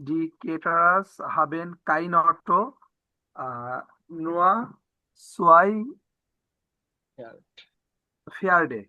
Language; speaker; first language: German; non-native, learner; Bangla